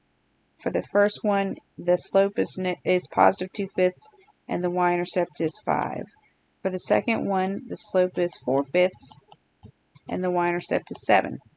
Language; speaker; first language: English; native; English